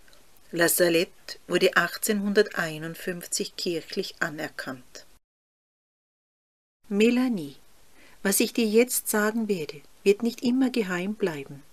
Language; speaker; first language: German; native; German